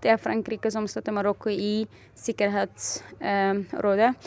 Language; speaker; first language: Norwegian; non-native, fluent; Arabic